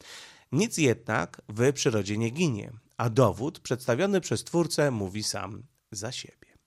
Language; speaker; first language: Polish; native; Polish